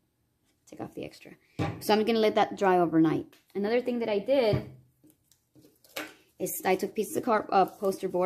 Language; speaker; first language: English; native; English